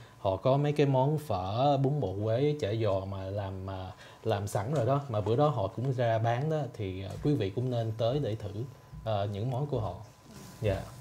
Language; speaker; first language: Vietnamese; early bilingual, heritage; Vietnamese